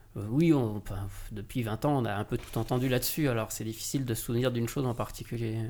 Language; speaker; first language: French; native; French